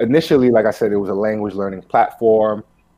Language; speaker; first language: English; early bilingual, other home language; Spanish